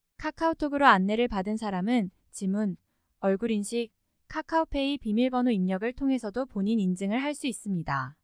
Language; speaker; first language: Korean; native; Korean